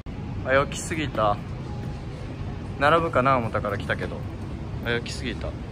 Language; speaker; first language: Japanese; native; Japanese